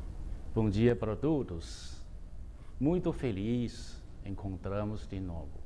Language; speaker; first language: Portuguese; non-native, fluent; Chinese